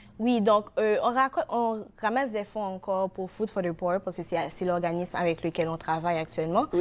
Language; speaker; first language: French; non-native, local second language; Haitian Creole